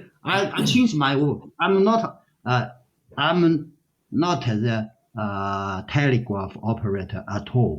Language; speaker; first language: English; non-native, learner; Chinese